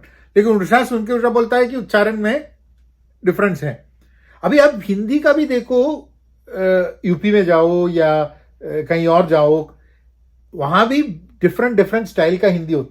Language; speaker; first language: Hindi; non-native, local second language; Malayalam